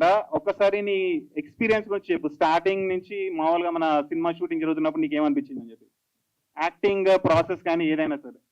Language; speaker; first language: Telugu; native; Telugu